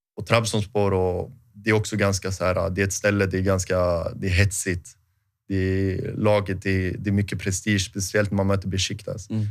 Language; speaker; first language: Swedish; native; Swedish